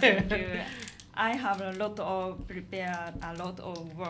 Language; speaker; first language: English; non-native, learner; Japanese